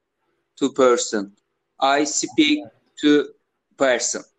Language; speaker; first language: English; non-native, learner; Turkish